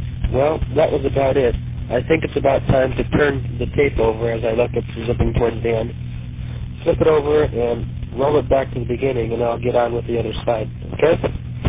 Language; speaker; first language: English; native; English